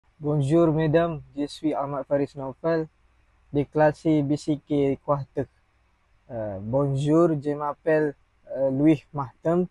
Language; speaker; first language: French; non-native, learner; Malay